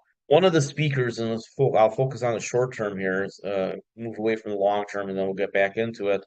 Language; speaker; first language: English; native; English